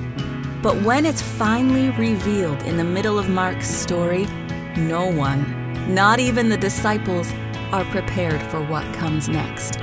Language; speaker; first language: English; native; English